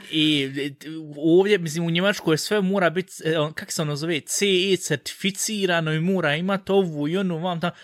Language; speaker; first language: Bosnian; early bilingual, heritage; Bosnian